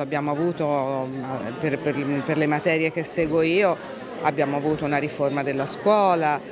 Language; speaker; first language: Italian; native; Italian